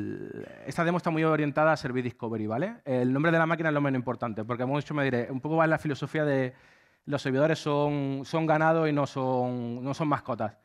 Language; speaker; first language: Spanish; native; Spanish